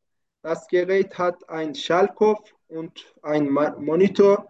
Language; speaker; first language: German; non-native, learner; Turkish